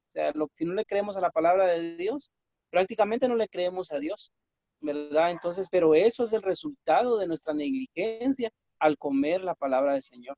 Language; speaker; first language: Spanish; native; Spanish